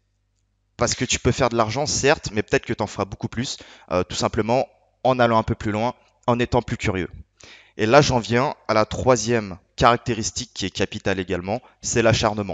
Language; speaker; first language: French; native; French